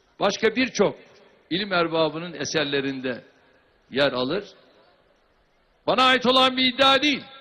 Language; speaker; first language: Turkish; native; Turkish